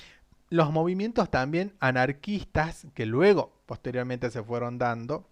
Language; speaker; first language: Spanish; native; Spanish